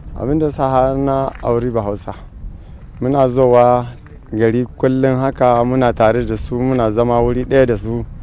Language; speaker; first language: Hausa; non-native, local second language; Fula